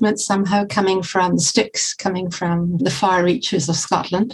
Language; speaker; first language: English; native; English